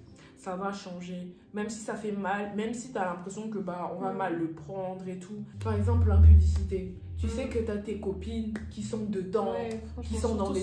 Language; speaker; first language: French; native; French